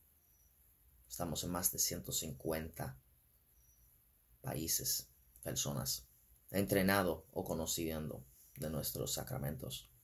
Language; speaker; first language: Spanish; non-native, fluent; English